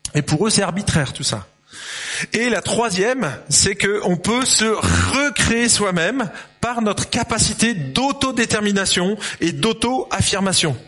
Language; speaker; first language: French; native; French